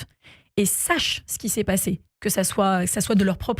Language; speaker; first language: French; native; French